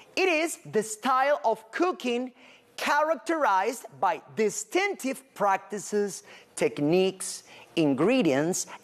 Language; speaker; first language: English; non-native, fluent; Spanish